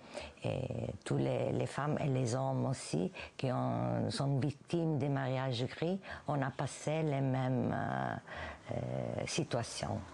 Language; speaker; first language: French; non-native, fluent; Italian